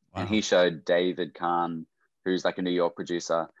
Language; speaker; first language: English; native; English